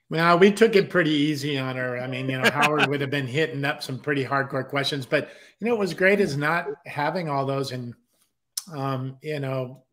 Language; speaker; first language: English; native; English